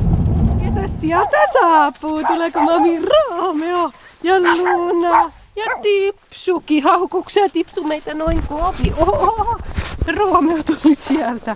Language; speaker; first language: Finnish; native; Finnish